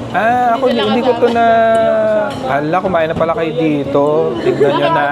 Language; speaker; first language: Filipino; native; Filipino